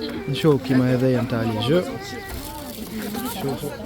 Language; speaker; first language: Arabic; native; Arabic